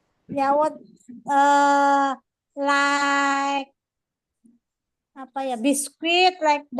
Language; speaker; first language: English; non-native, learner; Indonesian